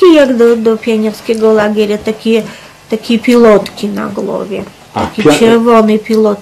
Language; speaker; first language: Polish; non-native, fluent; Russian